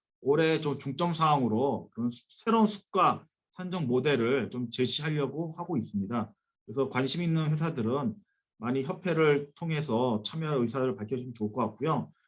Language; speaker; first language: Korean; native; Korean